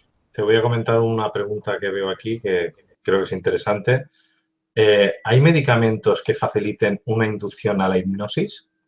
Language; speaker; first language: Spanish; native; Spanish